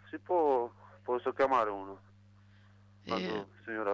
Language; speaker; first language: Italian; non-native, learner; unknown